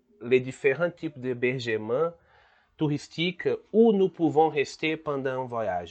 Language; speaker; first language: French; non-native, fluent; Portuguese